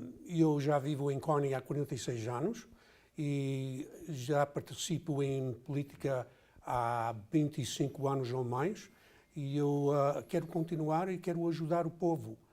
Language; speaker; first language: Portuguese; early bilingual, heritage; Portuguese